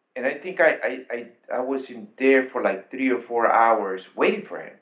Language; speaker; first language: English; non-native, fluent; Spanish